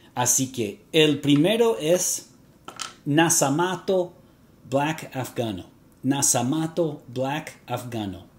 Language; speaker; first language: Spanish; native; Spanish